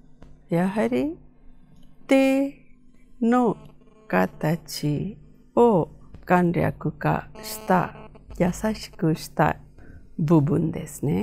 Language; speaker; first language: Japanese; non-native, fluent; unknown